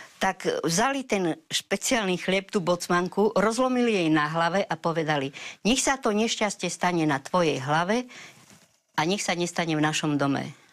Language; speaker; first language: Slovak; native; Slovak